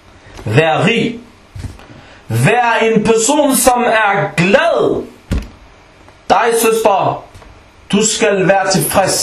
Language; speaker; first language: Danish; non-native, local second language; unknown